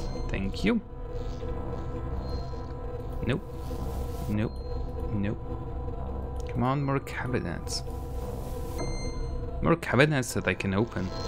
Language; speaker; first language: English; non-native, fluent; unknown